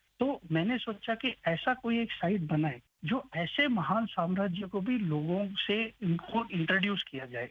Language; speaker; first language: Hindi; non-native, local second language; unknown